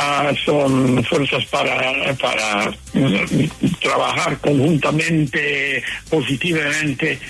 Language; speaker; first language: Spanish; non-native, fluent; English